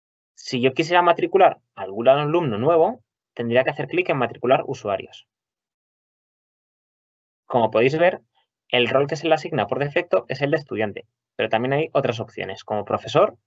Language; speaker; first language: Spanish; native; Spanish